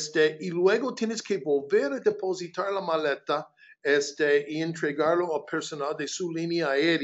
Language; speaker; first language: Spanish; non-native, fluent; English